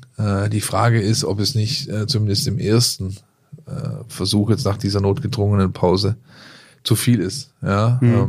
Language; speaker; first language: German; native; German